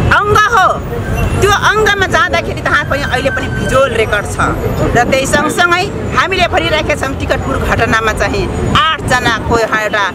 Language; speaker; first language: Nepali; non-native, local second language; Rana Tharu